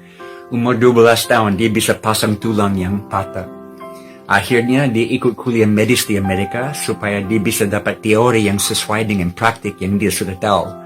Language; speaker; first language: Indonesian; non-native, fluent; English